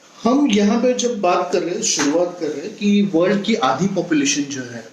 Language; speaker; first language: Hindi; non-native, local second language; Marathi